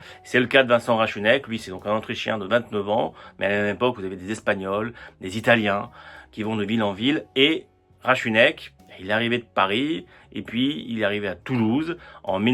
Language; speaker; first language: French; native; French